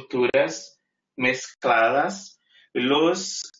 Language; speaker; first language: Spanish; non-native, fluent; Portuguese